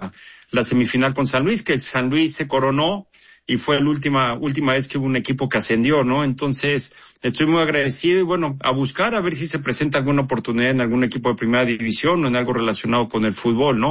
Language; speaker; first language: Spanish; native; Spanish